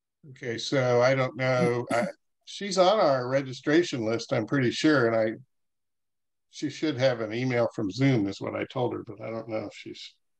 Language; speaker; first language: English; native; English